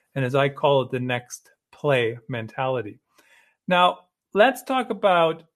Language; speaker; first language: English; early bilingual, other home language; German